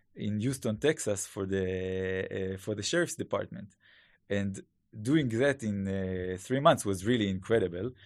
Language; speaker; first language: English; non-native, fluent; Hebrew